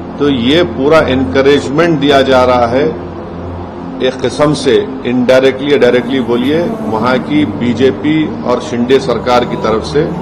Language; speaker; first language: Hindi; native; Hindi